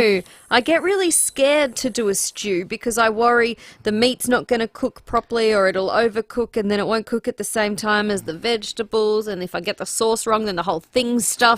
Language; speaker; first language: English; native; English